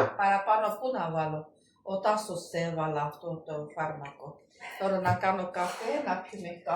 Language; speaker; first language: Greek; non-native, learner; Armenian